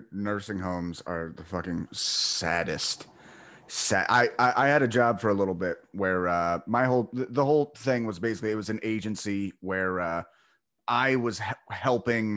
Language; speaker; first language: English; native; English